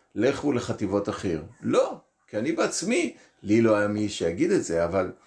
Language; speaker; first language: Hebrew; native; Hebrew